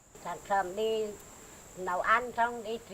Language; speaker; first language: Vietnamese; non-native, local second language; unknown